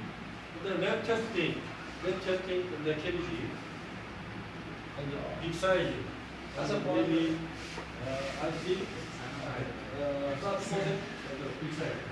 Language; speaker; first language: English; non-native, learner; Korean